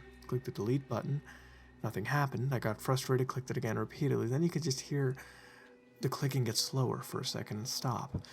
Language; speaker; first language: English; native; English